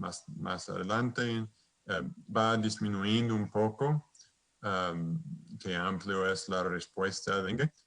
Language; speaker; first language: Spanish; non-native, fluent; English